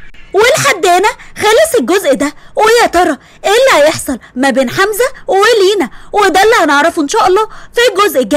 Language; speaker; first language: Arabic; native; Arabic